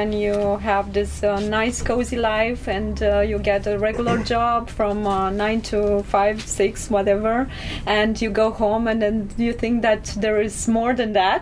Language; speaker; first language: English; non-native, fluent; Romanian